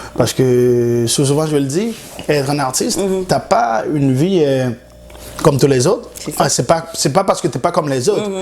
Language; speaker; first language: French; non-native, local second language; Haitian Creole